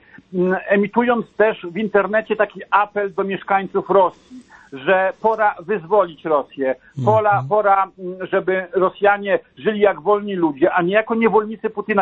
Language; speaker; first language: Polish; native; Polish